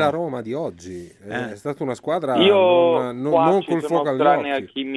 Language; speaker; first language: Italian; native; Italian